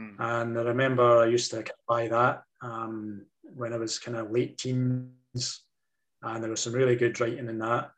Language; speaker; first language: English; native; English